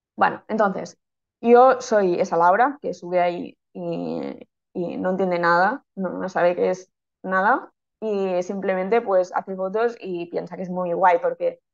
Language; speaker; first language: Spanish; native; Spanish